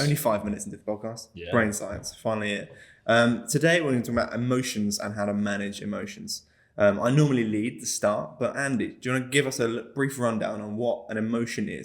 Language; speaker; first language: English; native; English